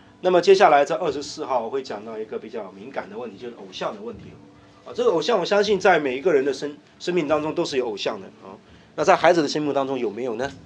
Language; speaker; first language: Chinese; native; Chinese